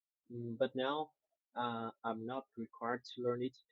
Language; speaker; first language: English; non-native, learner; Vietnamese